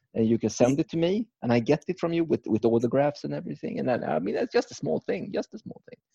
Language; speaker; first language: English; non-native, fluent; Swedish